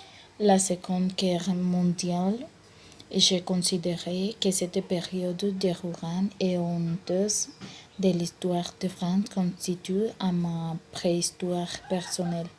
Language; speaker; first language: French; non-native, learner; Spanish